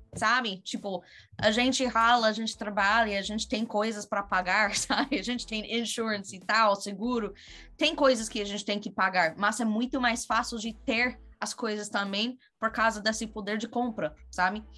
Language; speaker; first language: Portuguese; non-native, fluent; English